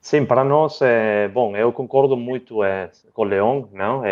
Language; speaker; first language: Portuguese; non-native, learner; Spanish